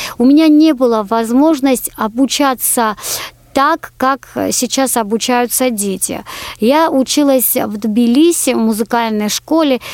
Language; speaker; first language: Russian; non-native, local second language; Georgian